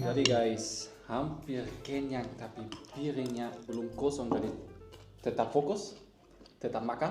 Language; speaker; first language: Indonesian; non-native, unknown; German